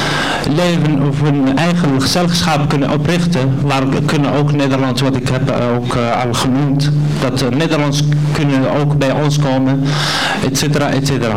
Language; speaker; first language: Dutch; non-native, learner; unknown